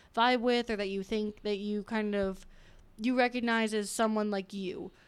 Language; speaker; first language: English; native; English